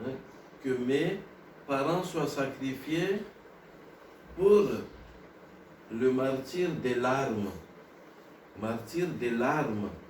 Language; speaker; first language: French; non-native, local second language; Gujarati